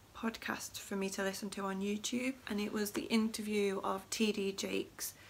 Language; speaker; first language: English; native; English